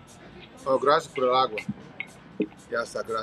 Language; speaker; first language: Spanish; non-native, learner; English